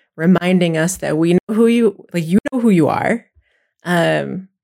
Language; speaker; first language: English; native; English